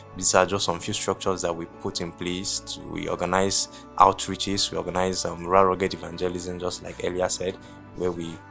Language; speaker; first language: English; non-native, local second language; Igbo